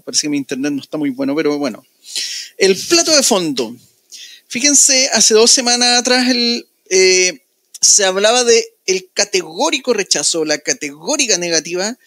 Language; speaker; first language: Spanish; native; Spanish